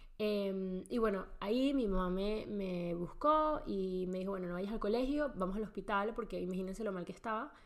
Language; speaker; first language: Spanish; native; Spanish